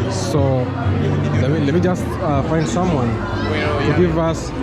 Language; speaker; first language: English; non-native, local second language; Swahili